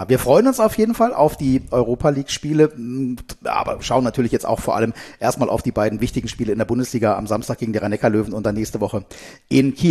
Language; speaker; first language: German; native; German